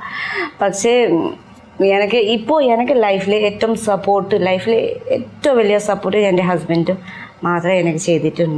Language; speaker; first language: Malayalam; non-native, learner; Nepali